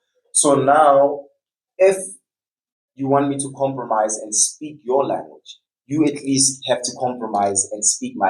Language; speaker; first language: English; non-native, local second language; Tswana